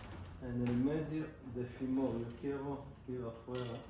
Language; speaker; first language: Spanish; non-native, learner; English